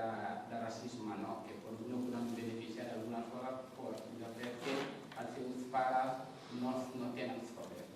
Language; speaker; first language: Catalan; non-native, fluent; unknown